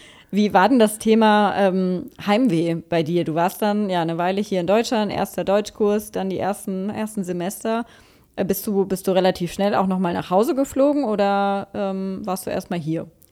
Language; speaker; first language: German; native; German